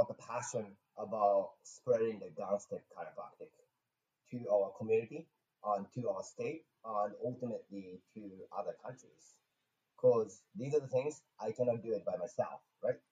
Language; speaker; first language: English; non-native, fluent; Japanese